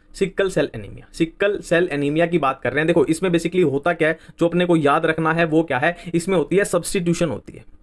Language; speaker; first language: Hindi; native; Hindi